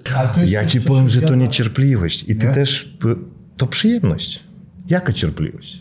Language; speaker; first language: Polish; non-native, fluent; Russian